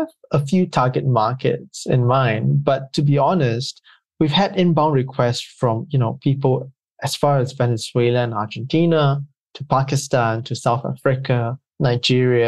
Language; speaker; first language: English; native; English